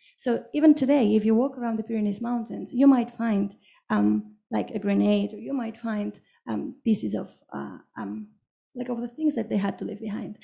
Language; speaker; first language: English; non-native, fluent; Catalan